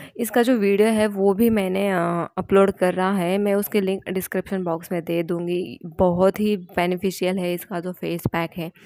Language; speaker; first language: Hindi; non-native, local second language; Marathi